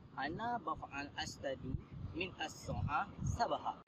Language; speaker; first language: Arabic; non-native, learner; Malay